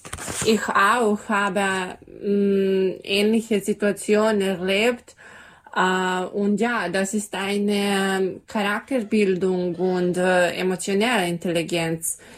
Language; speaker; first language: German; non-native, learner; Serbian